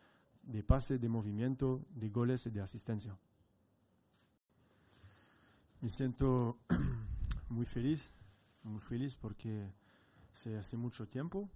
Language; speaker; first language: Spanish; non-native, fluent; French